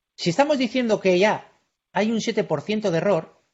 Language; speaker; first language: Spanish; native; Spanish